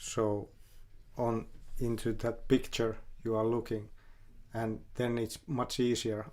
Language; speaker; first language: English; non-native, fluent; Finnish